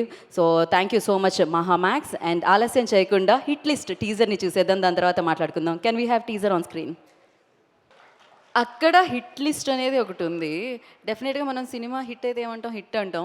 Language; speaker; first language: Telugu; native; Telugu